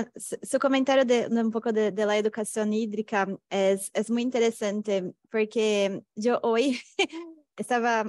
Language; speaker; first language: Spanish; non-native, fluent; Portuguese